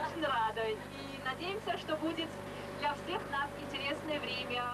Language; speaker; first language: Russian; non-native, learner; German